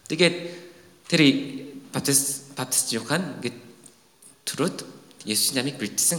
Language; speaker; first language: Mongolian; non-native, learner; Korean